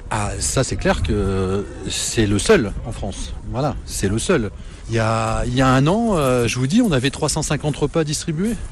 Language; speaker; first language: French; native; French